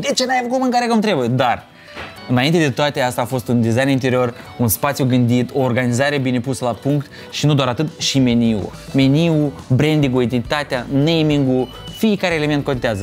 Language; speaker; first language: Romanian; native; Romanian